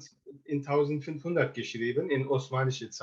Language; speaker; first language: German; non-native, fluent; Turkish